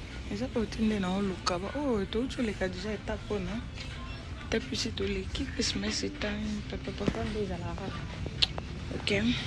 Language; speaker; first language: French; non-native, local second language; Lingala